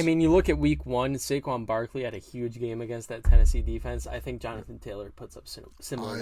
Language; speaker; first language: English; native; English